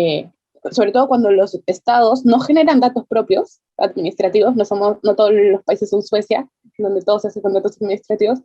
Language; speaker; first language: Spanish; native; Spanish